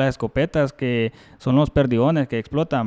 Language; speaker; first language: Spanish; native; Spanish